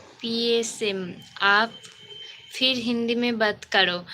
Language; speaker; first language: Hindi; non-native, local second language; Bangla